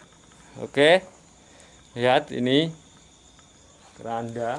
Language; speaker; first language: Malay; non-native, local second language; Javanese